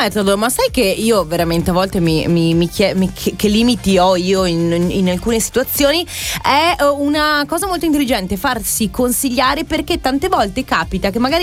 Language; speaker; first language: Italian; non-native, local second language; Sicilian